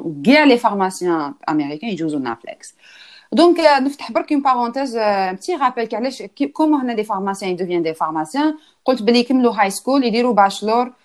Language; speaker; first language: French; non-native, local second language; Arabic